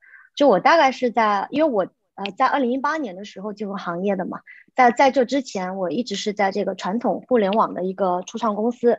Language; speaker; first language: Chinese; native; Chinese